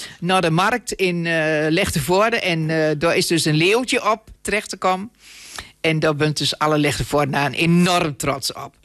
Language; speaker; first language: Dutch; native; Dutch